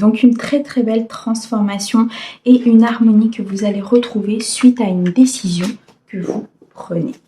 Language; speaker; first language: French; native; French